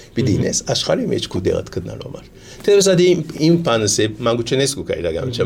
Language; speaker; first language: Armenian; early bilingual, heritage; Armenian